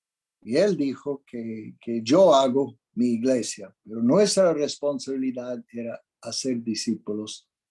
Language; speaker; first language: Spanish; non-native, fluent; English